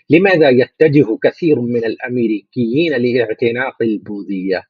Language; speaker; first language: Arabic; non-native, fluent; Urdu